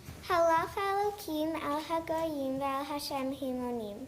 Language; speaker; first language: Hebrew; non-native, learner; English